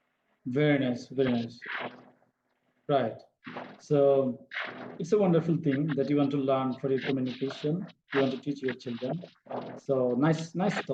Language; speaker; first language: English; non-native, fluent; Bangla